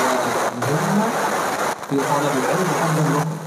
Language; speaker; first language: Arabic; native; Arabic